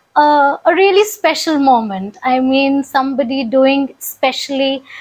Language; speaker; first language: English; non-native, local second language; Punjabi